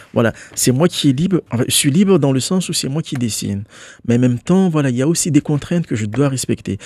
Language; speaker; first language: French; non-native, local second language; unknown